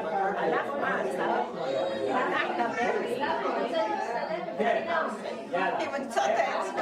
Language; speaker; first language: Hebrew; non-native, fluent; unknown